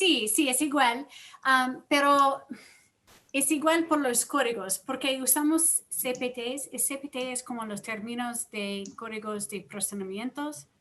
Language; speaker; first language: Spanish; non-native, fluent; English